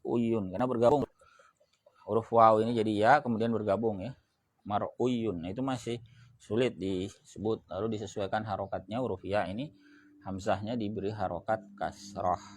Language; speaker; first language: Indonesian; native; Indonesian